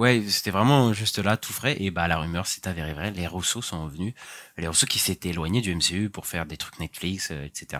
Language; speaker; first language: French; native; French